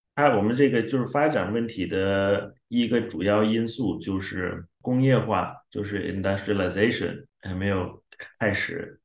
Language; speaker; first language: Chinese; non-native, fluent; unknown